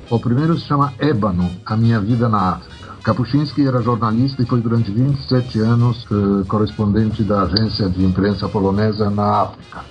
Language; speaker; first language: Portuguese; early bilingual, other home language; Polish